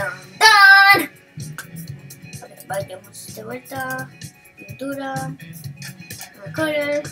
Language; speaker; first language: Spanish; early bilingual, heritage; Spanish